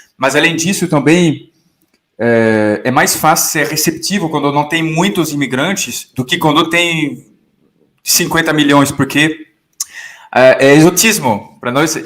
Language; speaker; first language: Portuguese; non-native, fluent; French